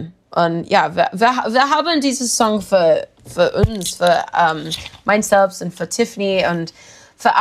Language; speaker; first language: German; non-native, learner; English